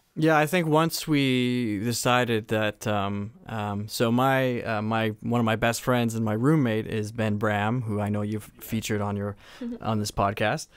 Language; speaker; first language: English; native; English